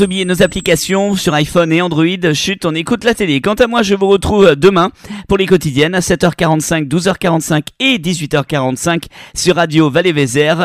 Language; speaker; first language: French; native; French